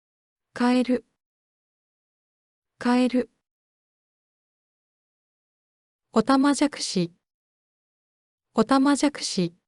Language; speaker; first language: Japanese; native; Japanese